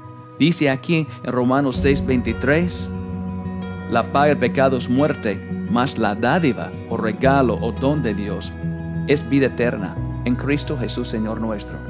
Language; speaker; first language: Spanish; non-native, fluent; English